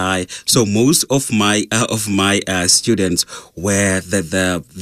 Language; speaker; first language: English; non-native, local second language; Zulu